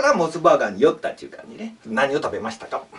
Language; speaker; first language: Japanese; native; Japanese